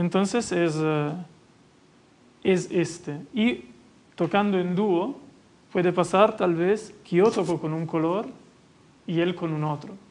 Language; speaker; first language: Spanish; non-native, fluent; Italian